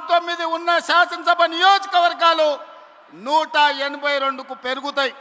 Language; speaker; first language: Telugu; native; Telugu